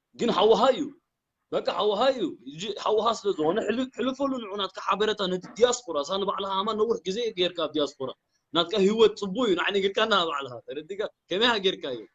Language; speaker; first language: Tigrinya; early bilingual, heritage; Tigrinya